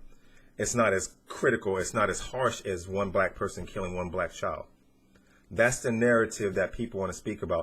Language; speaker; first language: English; native; English